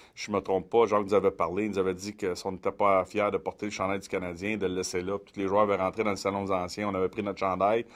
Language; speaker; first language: French; native; French